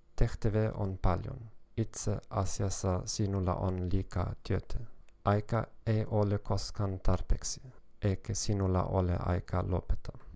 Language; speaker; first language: Finnish; non-native, learner; German